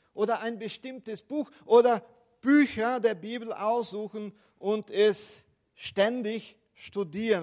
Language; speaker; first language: German; non-native, fluent; Portuguese